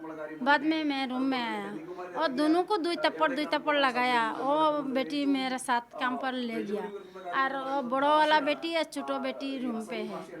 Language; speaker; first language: Hindi; non-native, local second language; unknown